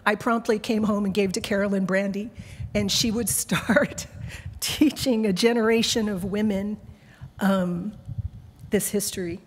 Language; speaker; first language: English; native; English